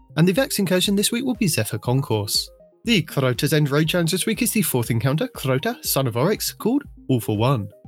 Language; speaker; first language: English; native; English